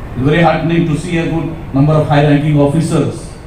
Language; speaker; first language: English; non-native, local second language; Kannada